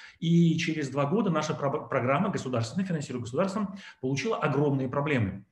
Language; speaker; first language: Russian; native; Russian